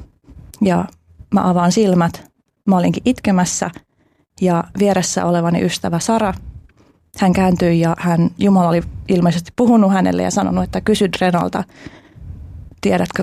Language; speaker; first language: Finnish; early bilingual, other home language; Albanian